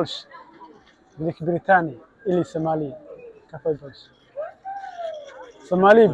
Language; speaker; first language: Russian; non-native, learner; Somali